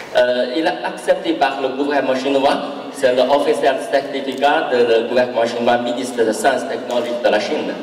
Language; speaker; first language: French; non-native, learner; Chinese